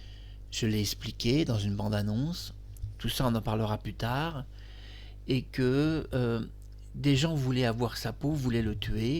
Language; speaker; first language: French; native; French